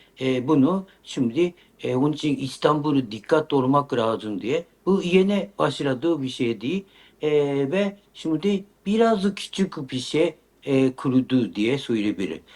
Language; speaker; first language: Turkish; non-native, learner; Japanese